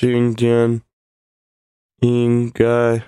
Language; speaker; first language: Chinese; non-native, learner; English